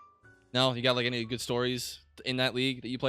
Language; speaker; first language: English; native; English